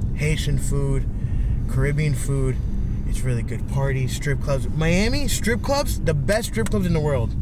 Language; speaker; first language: English; native; English